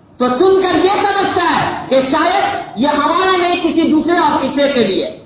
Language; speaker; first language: Urdu; native; Urdu